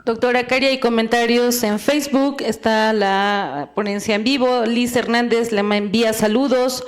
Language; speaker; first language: Spanish; native; Spanish